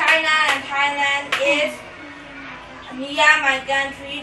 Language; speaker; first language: English; non-native, learner; Burmese